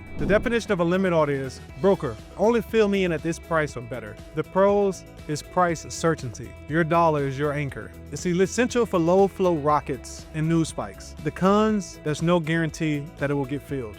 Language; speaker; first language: English; native; English